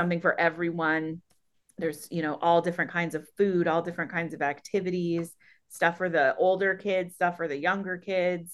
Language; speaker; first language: English; native; English